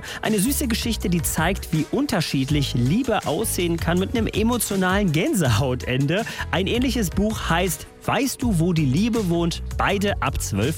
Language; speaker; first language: German; native; German